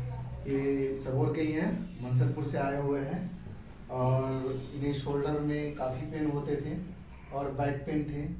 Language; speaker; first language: Hindi; native; Hindi